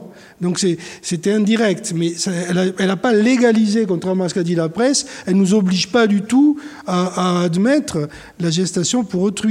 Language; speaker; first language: French; native; French